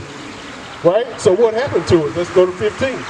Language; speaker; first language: English; native; English